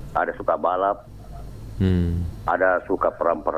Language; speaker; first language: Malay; non-native, local second language; Buginese